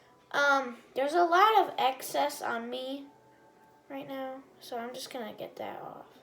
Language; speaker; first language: English; native; English